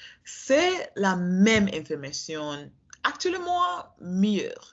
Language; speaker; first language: French; non-native, learner; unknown